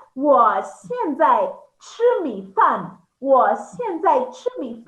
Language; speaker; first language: Chinese; non-native, fluent; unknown